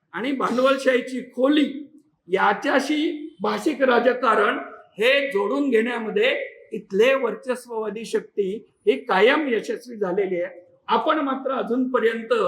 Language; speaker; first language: Marathi; native; Marathi